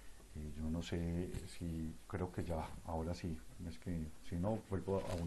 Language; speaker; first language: Spanish; native; Spanish